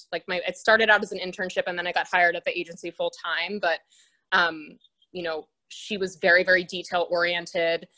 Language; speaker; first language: English; native; English